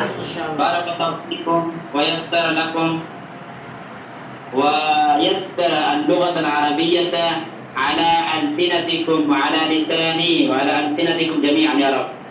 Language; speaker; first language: Arabic; non-native, fluent; Urdu